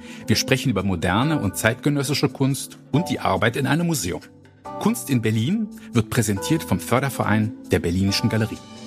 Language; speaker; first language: German; native; German